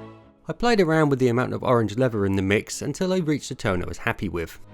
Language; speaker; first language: English; native; English